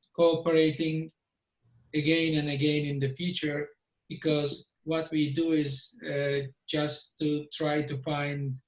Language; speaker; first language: English; non-native, fluent; Turkish